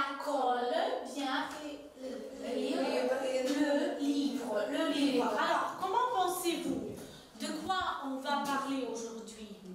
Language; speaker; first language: French; non-native, fluent; Ukrainian